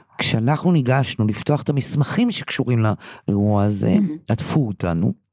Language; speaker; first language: Hebrew; early bilingual, other home language; English